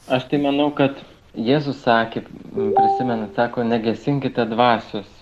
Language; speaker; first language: Lithuanian; native; Lithuanian